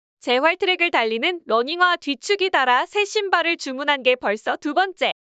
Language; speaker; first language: Korean; native; Korean